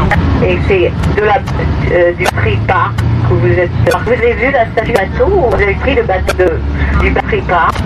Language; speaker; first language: French; non-native, fluent; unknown